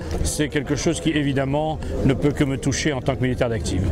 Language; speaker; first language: French; native; French